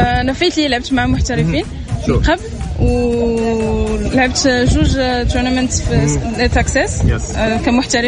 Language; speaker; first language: Arabic; native; Arabic